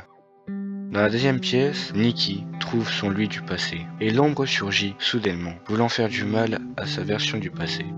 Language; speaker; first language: French; native; French